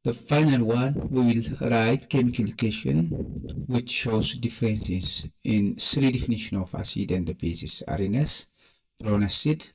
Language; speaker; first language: English; non-native, local second language; Amharic